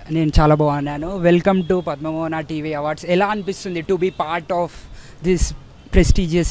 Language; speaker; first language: Telugu; native; Telugu